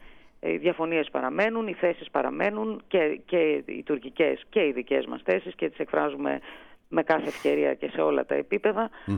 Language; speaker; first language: Greek; native; Greek